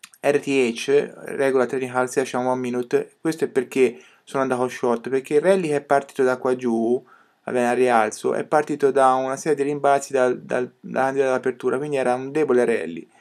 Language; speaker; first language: Italian; native; Italian